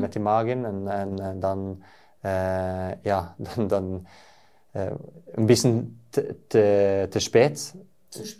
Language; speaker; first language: German; non-native, learner; Norwegian